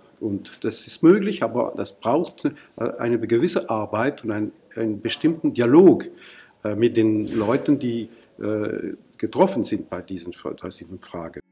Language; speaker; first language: German; non-native, fluent; French